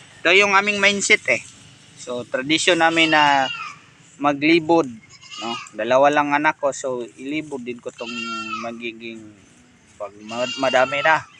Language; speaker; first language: Filipino; non-native, local second language; Cebuano